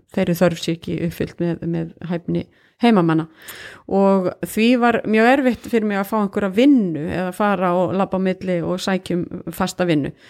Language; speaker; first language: Icelandic; native; Icelandic